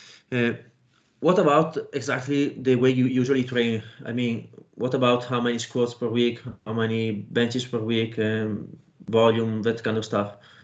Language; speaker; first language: English; non-native, fluent; Italian